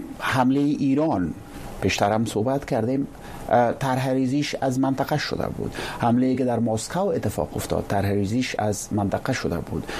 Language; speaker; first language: Persian; native; Persian